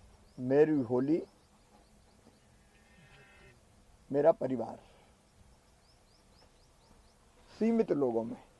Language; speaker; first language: Hindi; native; Hindi